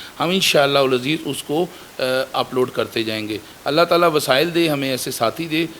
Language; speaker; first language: Urdu; native; Urdu